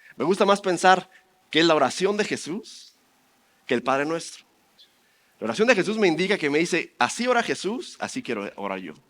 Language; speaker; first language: Spanish; native; Spanish